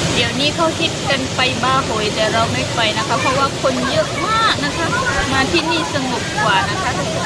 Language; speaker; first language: Thai; non-native, local second language; Malay